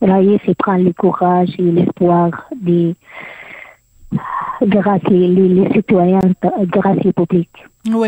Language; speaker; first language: French; non-native, learner; Arabic